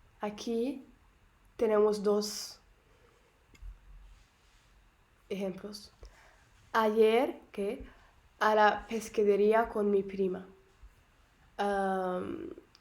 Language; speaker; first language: Spanish; non-native, learner; Arabic